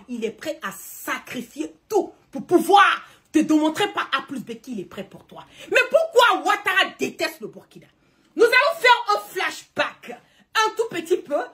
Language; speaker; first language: French; early bilingual, heritage; French